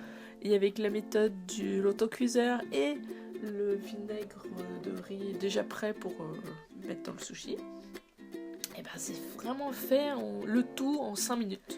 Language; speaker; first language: French; native; French